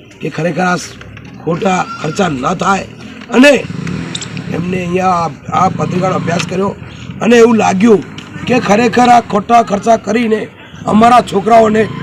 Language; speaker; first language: Gujarati; non-native, local second language; Bhili